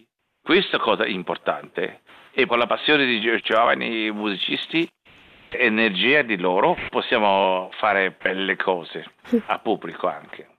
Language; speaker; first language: Italian; non-native, learner; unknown